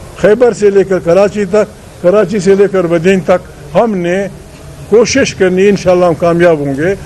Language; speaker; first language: Urdu; non-native, local second language; Pashto